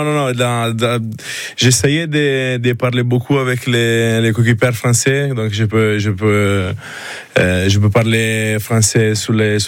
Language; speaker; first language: French; non-native, learner; Italian